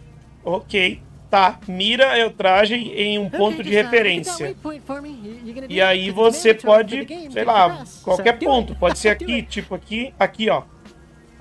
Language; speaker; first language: Portuguese; native; Portuguese